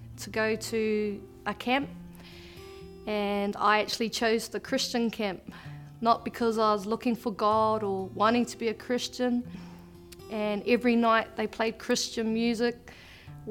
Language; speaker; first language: English; native; English